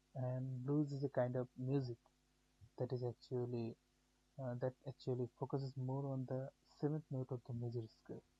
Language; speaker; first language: English; non-native, local second language; Bangla